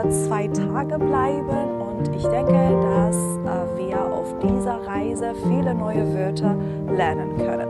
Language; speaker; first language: German; non-native, fluent; Persian